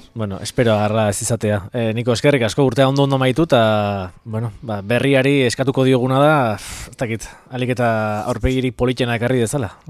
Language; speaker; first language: Basque; native; Basque